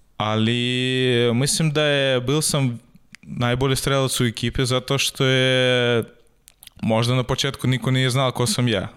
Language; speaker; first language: Serbian; non-native, learner; Russian